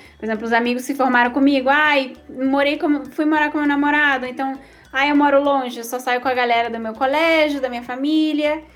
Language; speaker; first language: Portuguese; early bilingual, other home language; Spanish